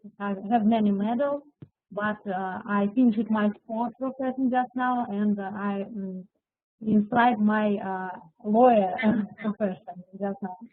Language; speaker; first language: English; non-native, learner; Russian